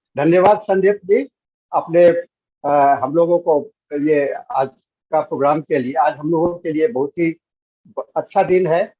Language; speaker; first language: Hindi; native; Hindi